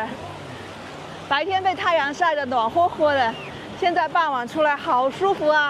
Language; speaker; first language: Chinese; native; Chinese